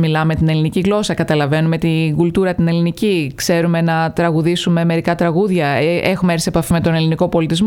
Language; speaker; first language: Greek; native; Greek